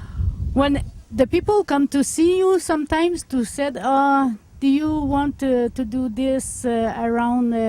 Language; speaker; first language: English; non-native, local second language; French